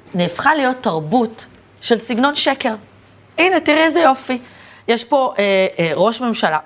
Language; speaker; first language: Hebrew; native; Hebrew